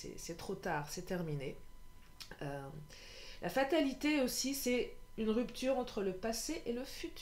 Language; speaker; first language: French; native; French